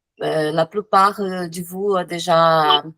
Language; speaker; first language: French; non-native, fluent; Portuguese